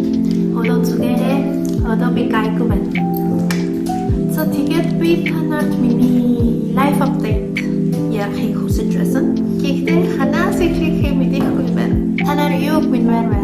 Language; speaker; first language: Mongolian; non-native, learner; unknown